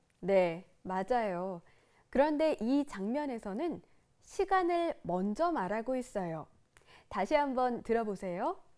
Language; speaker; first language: Korean; native; Korean